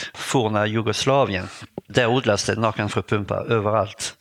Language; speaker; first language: Swedish; non-native, fluent; French